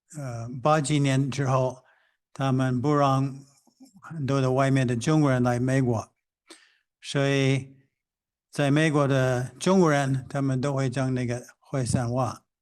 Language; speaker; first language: Chinese; non-native, fluent; English